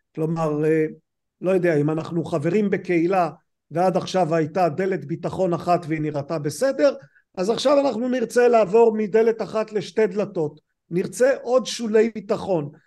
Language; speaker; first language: Hebrew; native; Hebrew